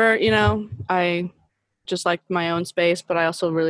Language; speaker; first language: English; early bilingual, other home language; Spanish